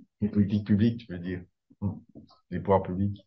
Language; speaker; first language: French; native; French